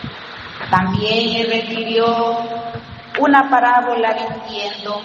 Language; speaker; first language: Spanish; native; Spanish